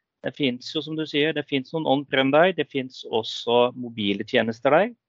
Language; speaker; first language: Norwegian; native; Norwegian